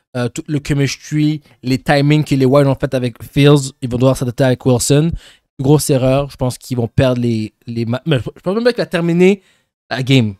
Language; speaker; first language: French; native; French